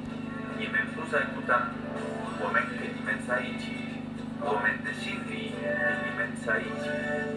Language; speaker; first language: Chinese; non-native, fluent; Spanish